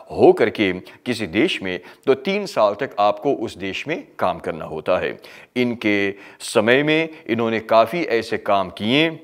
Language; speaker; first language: Hindi; early bilingual, heritage; Hindi